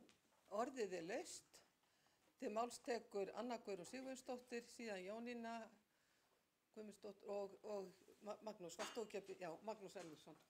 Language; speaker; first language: Icelandic; native; Icelandic